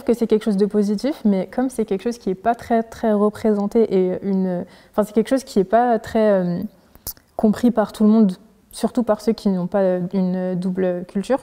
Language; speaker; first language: French; early bilingual, other home language; Arabic